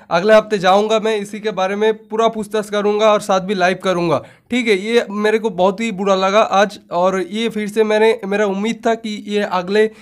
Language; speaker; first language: Hindi; non-native, local second language; Bangla